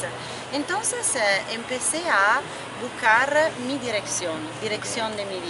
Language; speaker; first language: Spanish; non-native, fluent; Italian